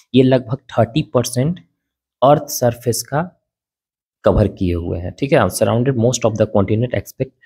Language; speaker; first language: Hindi; native; Hindi